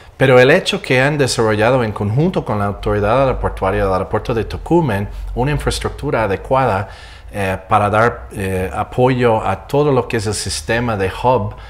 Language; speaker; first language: Spanish; non-native, fluent; English